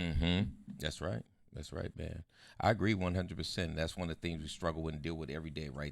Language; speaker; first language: English; native; English